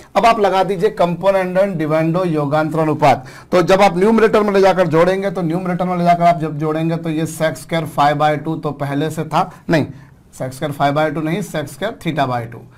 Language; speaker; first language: Hindi; native; Hindi